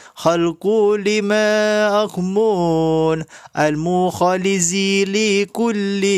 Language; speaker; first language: Arabic; non-native, fluent; Malay